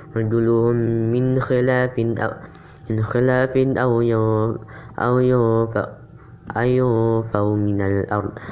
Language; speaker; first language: Arabic; non-native, learner; Indonesian